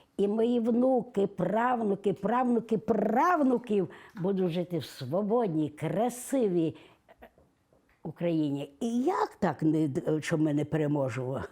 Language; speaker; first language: Ukrainian; non-native, local second language; Russian